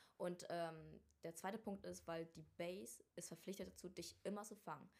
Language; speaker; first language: German; early bilingual, other home language; Vietnamese